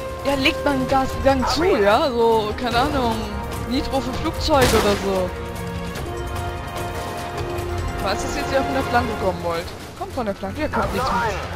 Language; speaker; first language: German; native; German